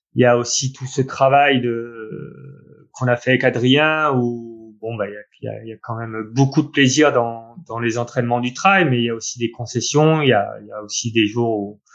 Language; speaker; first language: French; native; French